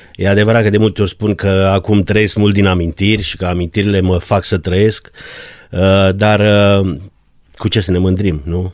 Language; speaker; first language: Romanian; non-native, local second language; German